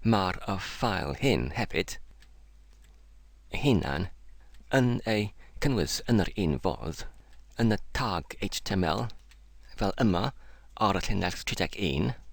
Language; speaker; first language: Welsh; non-native, fluent; English